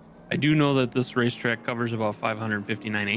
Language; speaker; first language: English; native; English